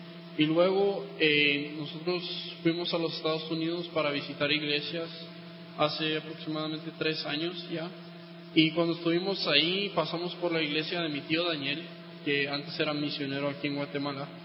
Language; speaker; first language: Spanish; non-native, local second language; English